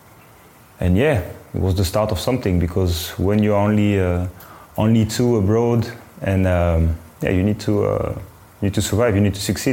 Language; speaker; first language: English; non-native, fluent; French